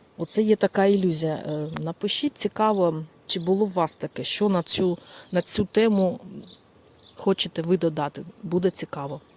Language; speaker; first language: Ukrainian; non-native, local second language; Russian